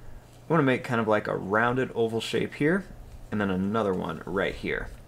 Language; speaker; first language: English; native; English